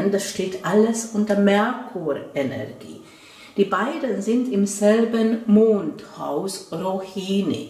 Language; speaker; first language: German; non-native, fluent; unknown